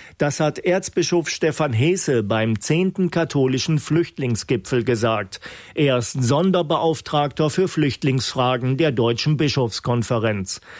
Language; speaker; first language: German; native; German